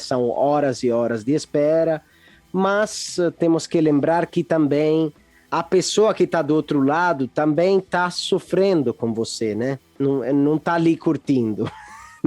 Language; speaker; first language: Portuguese; non-native, fluent; Italian